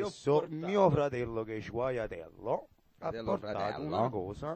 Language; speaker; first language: Italian; native; Italian